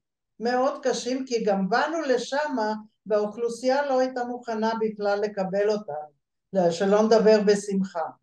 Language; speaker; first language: Hebrew; early bilingual, other home language; Bulgarian